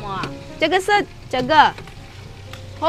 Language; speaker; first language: Chinese; non-native, learner; Indonesian